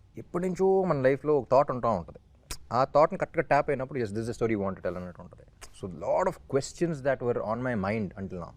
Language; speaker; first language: Telugu; native; Telugu